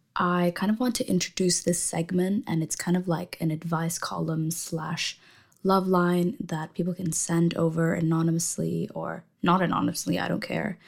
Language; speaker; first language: English; non-native, fluent; Indonesian